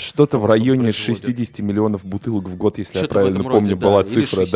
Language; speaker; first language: Russian; native; Russian